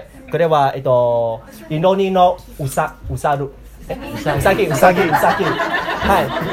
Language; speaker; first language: Japanese; non-native, learner; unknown